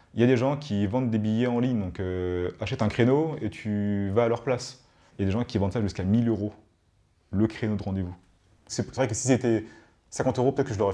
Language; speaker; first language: French; native; French